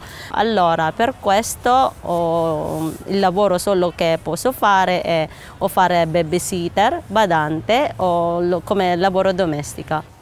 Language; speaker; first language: Italian; non-native, learner; Filipino